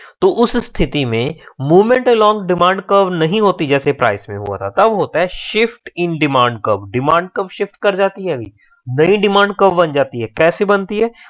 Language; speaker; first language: Hindi; native; Hindi